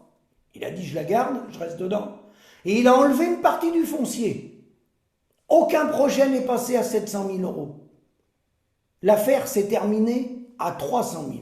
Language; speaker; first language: French; native; French